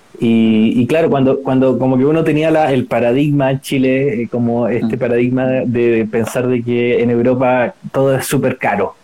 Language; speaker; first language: Spanish; native; Spanish